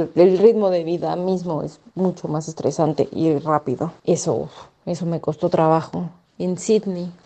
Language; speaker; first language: Spanish; native; Spanish